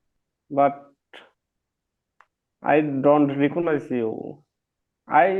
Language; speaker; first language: English; non-native, learner; Bangla